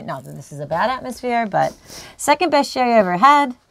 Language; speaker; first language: English; native; English